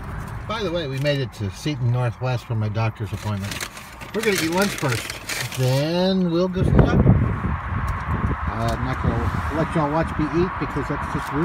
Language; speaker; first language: English; native; English